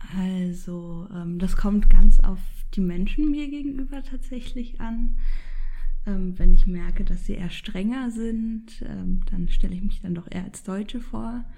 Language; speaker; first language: German; early bilingual, other home language; Polish